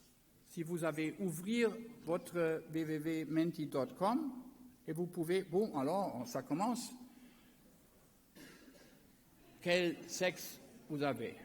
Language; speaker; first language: French; non-native, learner; German